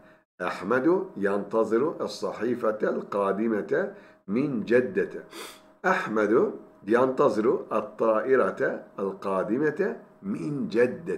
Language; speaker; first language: Arabic; non-native, fluent; Turkish